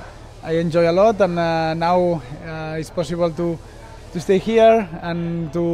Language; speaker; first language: English; non-native, learner; Spanish